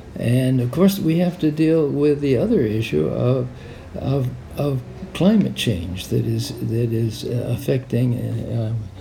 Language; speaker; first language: English; native; English